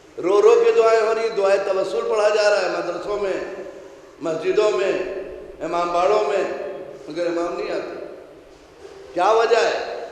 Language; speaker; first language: Urdu; native; Urdu